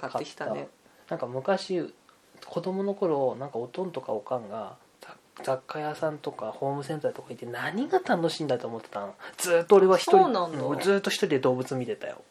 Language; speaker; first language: Japanese; native; Japanese